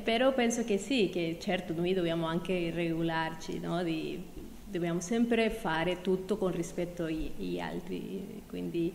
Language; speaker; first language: Italian; non-native, fluent; Spanish